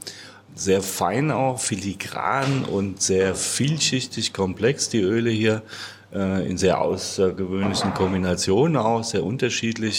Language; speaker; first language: German; native; German